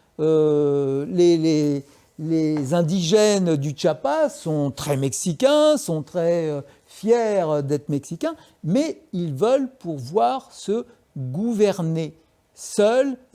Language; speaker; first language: French; native; French